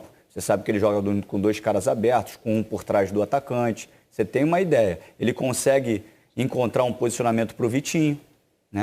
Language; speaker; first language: Portuguese; native; Portuguese